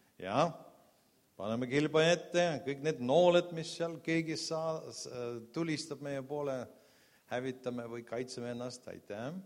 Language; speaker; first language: Estonian; non-native, local second language; Russian